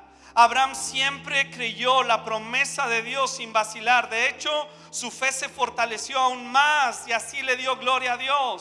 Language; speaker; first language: Spanish; native; Spanish